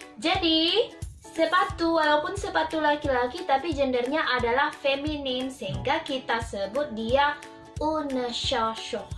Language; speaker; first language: Indonesian; non-native, local second language; Minangkabau